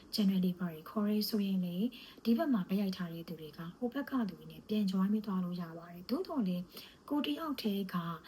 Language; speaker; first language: Burmese; native; Burmese